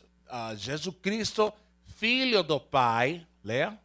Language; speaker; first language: Portuguese; non-native, learner; Spanish